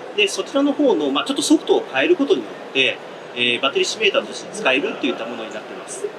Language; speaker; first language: Japanese; native; Japanese